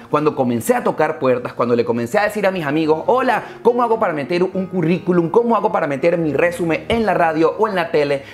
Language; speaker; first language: Spanish; native; Spanish